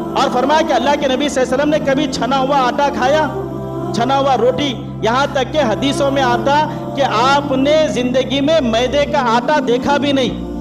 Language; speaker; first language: Urdu; native; Urdu